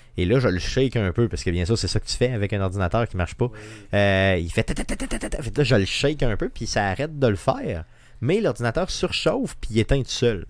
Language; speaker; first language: French; native; French